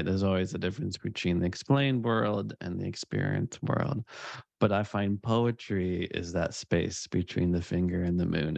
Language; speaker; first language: English; native; English